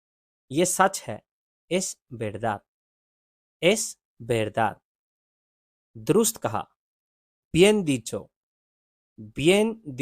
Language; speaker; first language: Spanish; non-native, fluent; Urdu